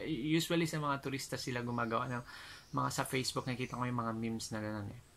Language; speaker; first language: Filipino; non-native, local second language; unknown